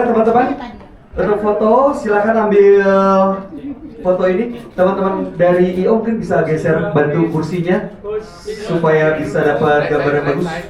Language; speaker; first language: Indonesian; native; Indonesian